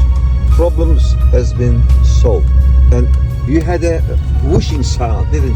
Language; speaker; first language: English; non-native, fluent; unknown